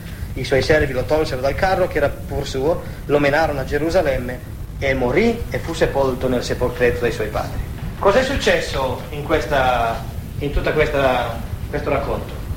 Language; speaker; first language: Italian; native; Italian